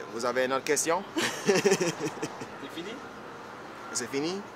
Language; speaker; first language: French; non-native, fluent; English